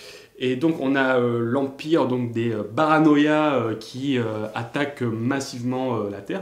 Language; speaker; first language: French; native; French